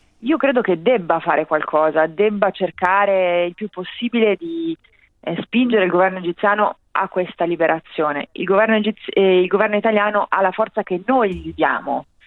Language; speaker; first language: Italian; native; Italian